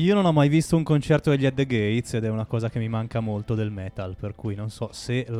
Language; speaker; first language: Italian; native; Italian